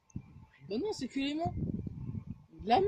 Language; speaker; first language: French; native; French